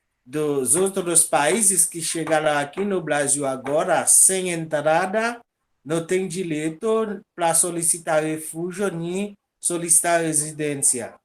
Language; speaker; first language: Portuguese; non-native, local second language; Haitian Creole